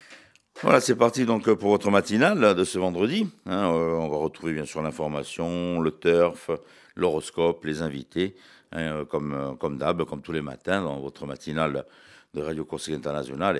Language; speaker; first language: French; native; French